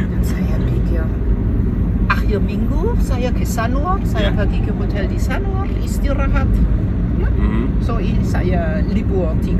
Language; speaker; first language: Indonesian; non-native, fluent; German